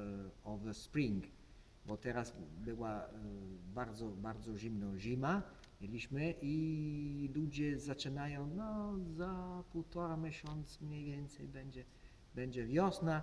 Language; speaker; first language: Polish; non-native, learner; Italian